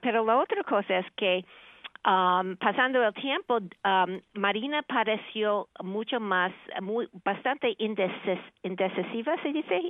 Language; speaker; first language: Spanish; non-native, fluent; English